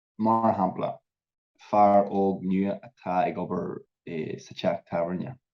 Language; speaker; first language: Irish; non-native, local second language; English